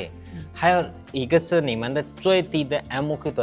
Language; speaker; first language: Chinese; non-native, learner; Hindi